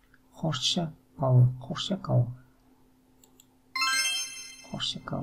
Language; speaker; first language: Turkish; non-native, learner; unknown